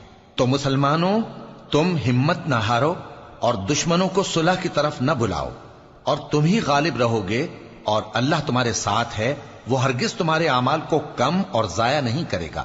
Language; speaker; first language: Urdu; native; Urdu